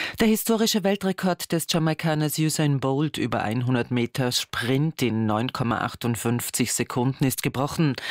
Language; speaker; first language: German; native; German